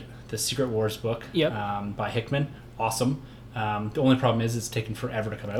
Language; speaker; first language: English; native; English